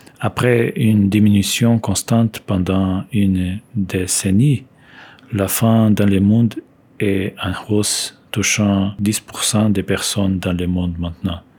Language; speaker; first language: French; non-native, fluent; Portuguese